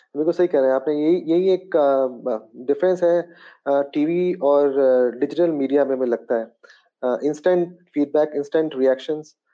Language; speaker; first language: Hindi; native; Hindi